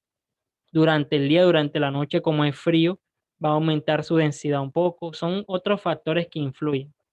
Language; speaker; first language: Spanish; native; Spanish